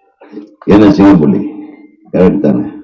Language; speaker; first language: Tamil; native; Tamil